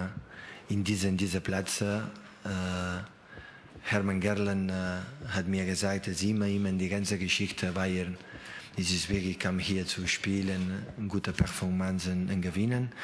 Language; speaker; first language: German; non-native, learner; Catalan